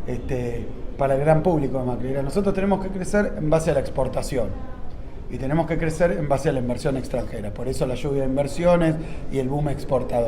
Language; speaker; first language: Spanish; native; Spanish